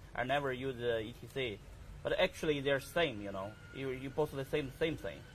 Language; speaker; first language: English; non-native, learner; Chinese